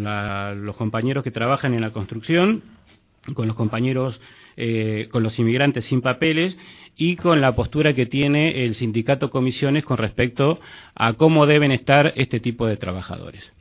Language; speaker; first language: Spanish; native; Spanish